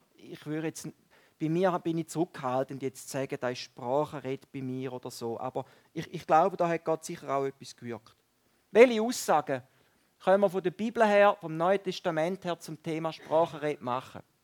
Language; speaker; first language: German; native; German